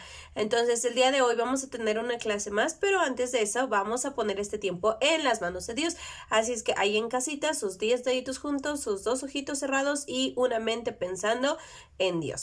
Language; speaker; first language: Spanish; native; Spanish